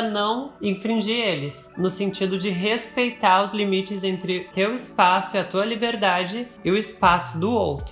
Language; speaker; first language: Portuguese; native; Portuguese